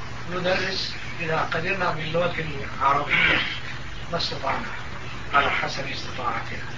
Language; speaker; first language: Arabic; non-native, fluent; Turkish